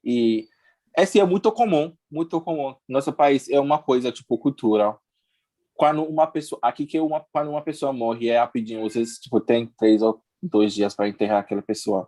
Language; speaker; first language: Portuguese; non-native, learner; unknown